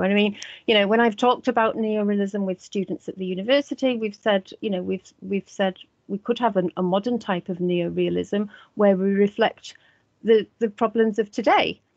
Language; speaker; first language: English; native; English